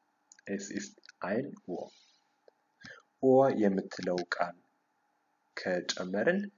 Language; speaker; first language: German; non-native, fluent; Amharic